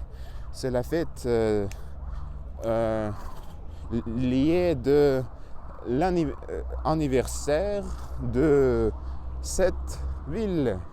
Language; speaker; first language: French; non-native, learner; Russian